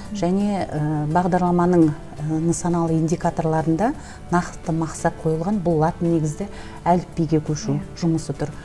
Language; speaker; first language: Kazakh; native; Kazakh